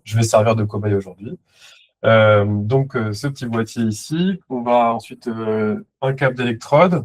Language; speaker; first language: French; native; French